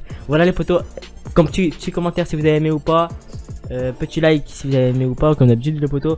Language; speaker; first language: French; native; French